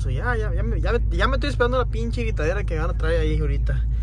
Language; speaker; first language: Spanish; early bilingual, heritage; Spanish